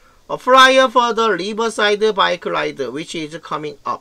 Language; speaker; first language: English; non-native, fluent; Korean